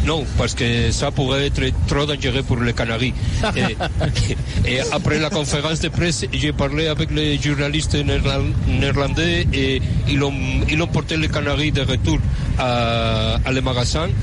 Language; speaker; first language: French; non-native, fluent; Spanish